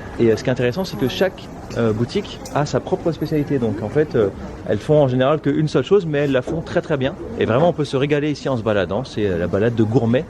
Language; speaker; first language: French; native; French